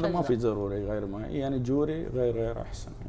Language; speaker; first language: Arabic; non-native, learner; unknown